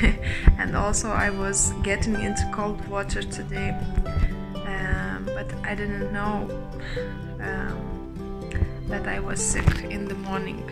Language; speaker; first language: English; non-native, learner; Lithuanian